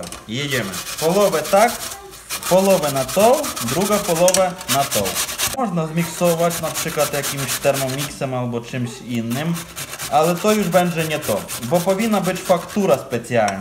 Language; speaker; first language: Polish; non-native, fluent; Ukrainian